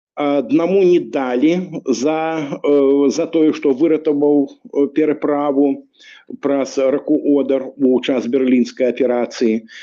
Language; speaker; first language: Belarusian; non-native, local second language; Russian